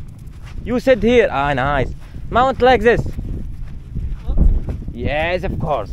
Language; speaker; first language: English; non-native, learner; Arabic